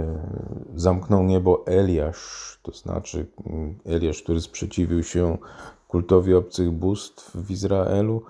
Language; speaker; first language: Polish; native; Polish